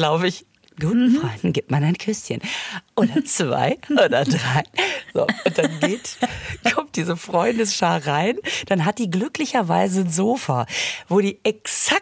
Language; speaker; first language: German; native; German